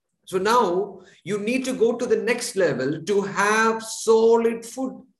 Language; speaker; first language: English; non-native, local second language; Malayalam